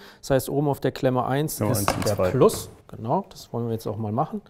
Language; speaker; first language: German; native; German